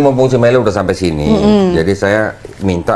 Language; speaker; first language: Indonesian; native; Indonesian